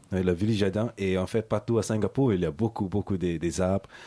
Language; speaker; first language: French; non-native, learner; English